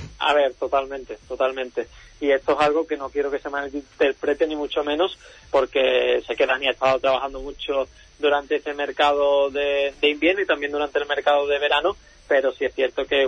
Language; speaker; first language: Spanish; native; Spanish